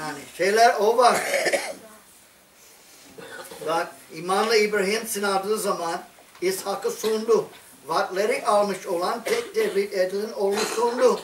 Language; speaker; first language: Turkish; non-native, fluent; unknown